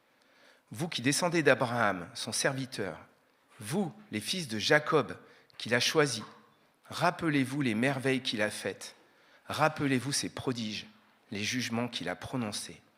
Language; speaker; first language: French; native; French